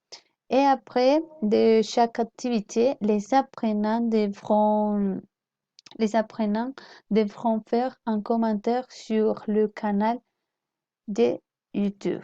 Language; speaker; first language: French; non-native, learner; Spanish